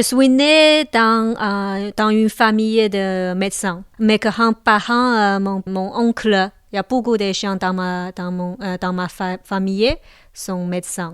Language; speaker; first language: French; non-native, local second language; Chinese